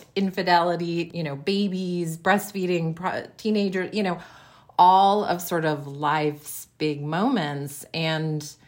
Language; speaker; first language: English; native; English